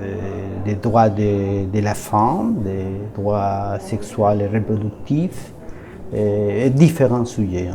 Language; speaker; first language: French; non-native, learner; Spanish